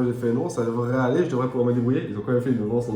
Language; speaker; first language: French; native; French